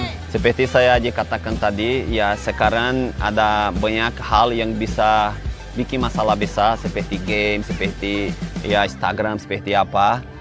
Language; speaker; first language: Indonesian; non-native, fluent; Portuguese